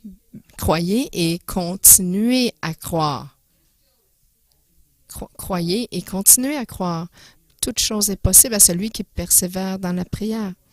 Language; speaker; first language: French; non-native, fluent; English